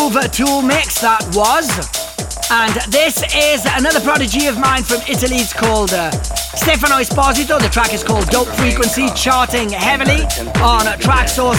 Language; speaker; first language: English; non-native, fluent; Italian